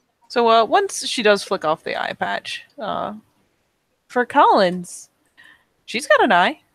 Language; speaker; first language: English; native; English